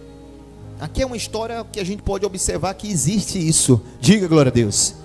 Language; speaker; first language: Portuguese; native; Portuguese